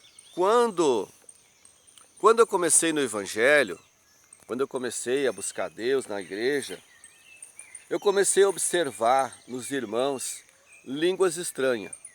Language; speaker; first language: Portuguese; native; Portuguese